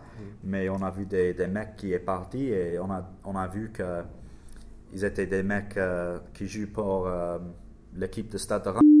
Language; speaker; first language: French; non-native, learner; English